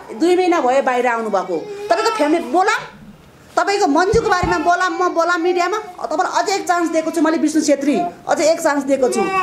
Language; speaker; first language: Nepali; native; Nepali